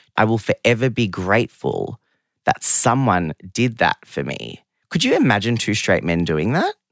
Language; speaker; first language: English; early bilingual, other home language; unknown